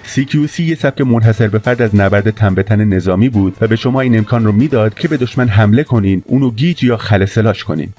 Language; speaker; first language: Persian; native; Persian